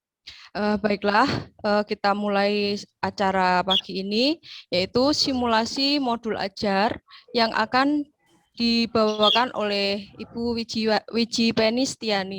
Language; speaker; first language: Indonesian; native; Indonesian